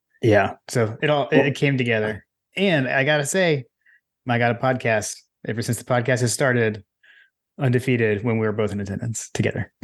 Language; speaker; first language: English; native; English